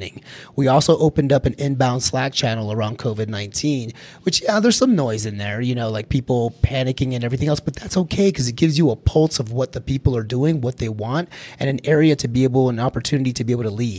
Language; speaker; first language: English; early bilingual, other home language; Spanish